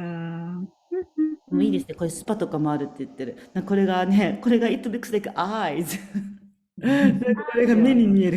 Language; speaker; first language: Japanese; native; Japanese